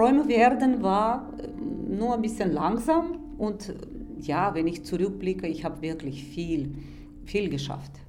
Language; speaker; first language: German; non-native, fluent; Armenian